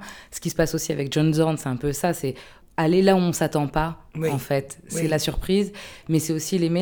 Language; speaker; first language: French; native; French